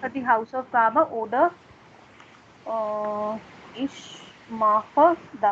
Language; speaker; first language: German; non-native, fluent; Hindi